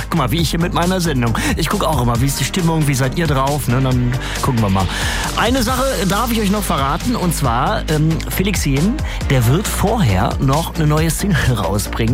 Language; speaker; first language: German; native; German